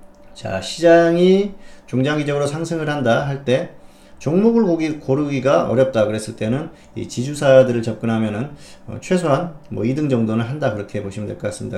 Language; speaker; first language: Korean; native; Korean